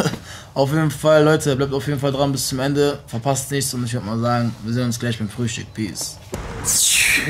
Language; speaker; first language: German; native; German